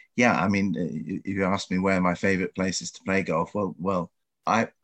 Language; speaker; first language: English; native; English